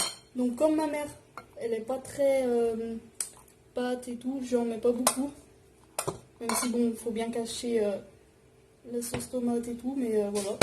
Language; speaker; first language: French; native; French